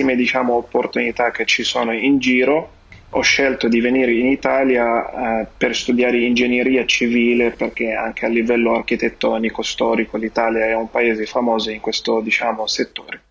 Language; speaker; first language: Italian; non-native, fluent; Arabic